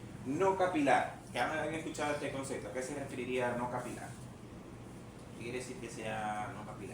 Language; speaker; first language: Spanish; native; Spanish